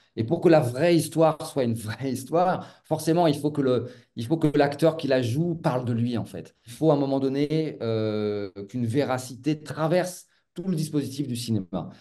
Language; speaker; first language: French; native; French